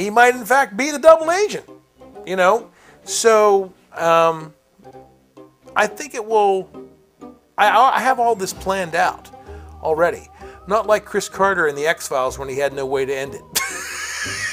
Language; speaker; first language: English; native; English